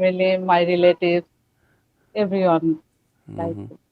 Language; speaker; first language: English; non-native, learner; Bangla